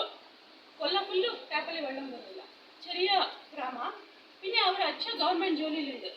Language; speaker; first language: Malayalam; non-native, learner; Kannada